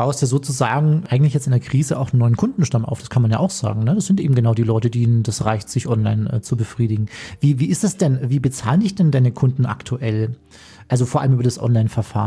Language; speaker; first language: German; native; German